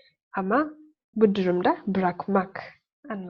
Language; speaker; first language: Turkish; non-native, learner; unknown